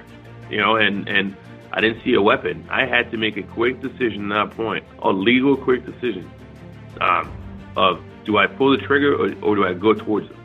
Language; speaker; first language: English; early bilingual, other home language; French